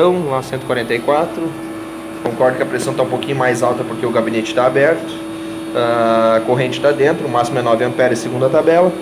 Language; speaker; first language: Portuguese; native; Portuguese